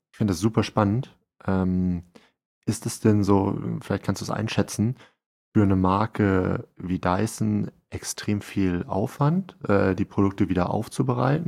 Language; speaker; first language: German; native; German